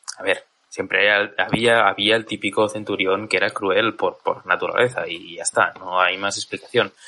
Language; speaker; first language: Spanish; native; Spanish